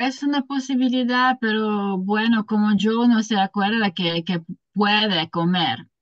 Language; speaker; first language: Spanish; non-native, learner; English